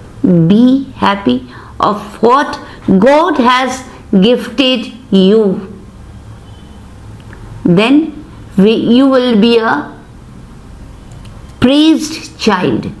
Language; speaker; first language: English; non-native, local second language; Bangla